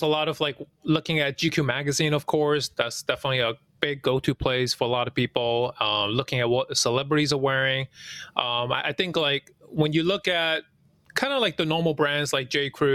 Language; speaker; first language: English; early bilingual, other home language; Cantonese